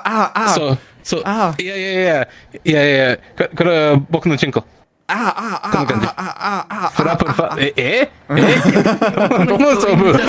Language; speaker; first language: Japanese; non-native, learner; Spanish